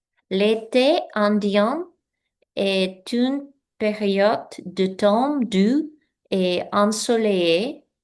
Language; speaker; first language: French; non-native, learner; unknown